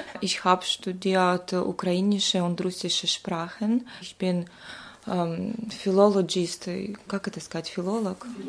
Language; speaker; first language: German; non-native, learner; Russian